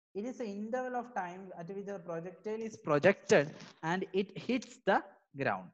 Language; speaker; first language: English; non-native, local second language; Malayalam